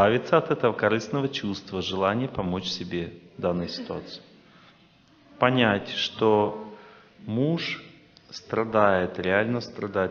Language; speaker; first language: Russian; native; Russian